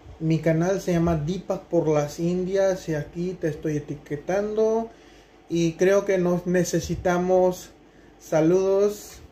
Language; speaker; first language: Spanish; non-native, fluent; Hindi